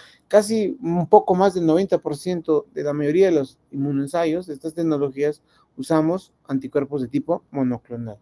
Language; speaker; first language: Spanish; native; Spanish